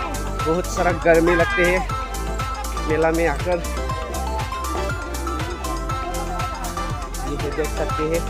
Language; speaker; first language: Hindi; non-native, local second language; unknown